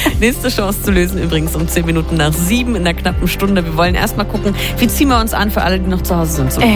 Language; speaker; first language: German; native; German